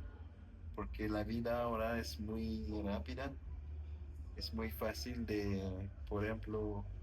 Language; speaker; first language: Spanish; non-native, learner; French